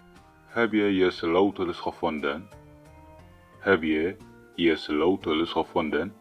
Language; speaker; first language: Dutch; non-native, fluent; Tigrinya